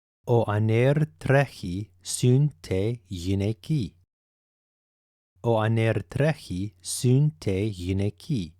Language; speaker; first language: Greek; non-native, fluent; English